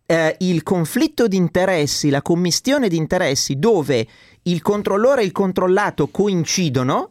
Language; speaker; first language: Italian; native; Italian